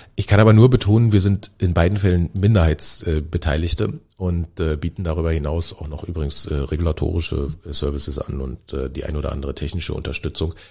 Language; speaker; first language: German; native; German